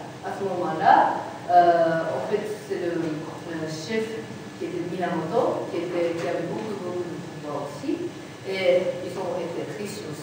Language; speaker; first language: French; non-native, learner; Japanese